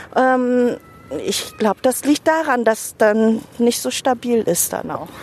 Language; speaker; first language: German; native; German